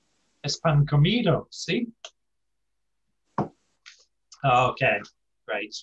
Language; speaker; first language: Spanish; non-native, fluent; English